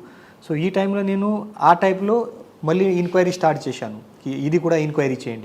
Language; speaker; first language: Telugu; non-native, fluent; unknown